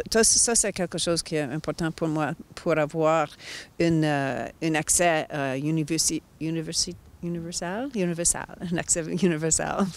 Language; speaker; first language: French; non-native, local second language; English